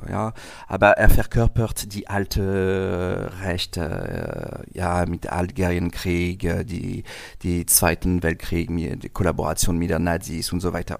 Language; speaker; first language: German; non-native, learner; French